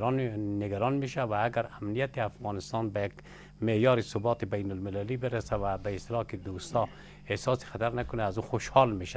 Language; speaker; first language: Persian; native; Persian